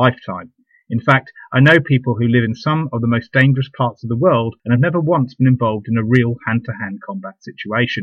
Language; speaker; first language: English; native; English